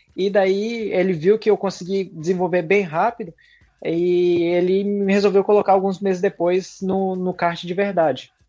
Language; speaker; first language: Portuguese; early bilingual, heritage; Portuguese